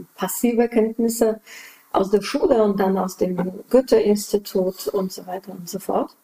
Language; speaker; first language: German; non-native, fluent; Polish